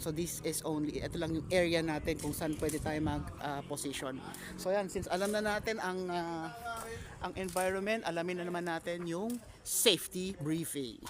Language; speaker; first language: Filipino; native; Filipino